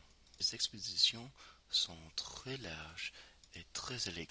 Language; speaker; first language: French; non-native, learner; English